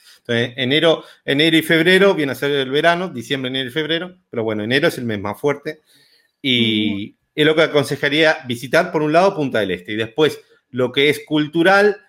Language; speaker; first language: Spanish; native; Spanish